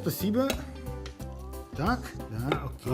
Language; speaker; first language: Russian; non-native, learner; Italian